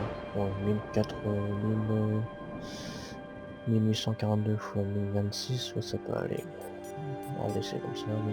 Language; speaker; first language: French; native; French